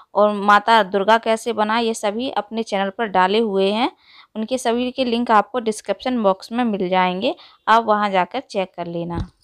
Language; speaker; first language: Hindi; native; Hindi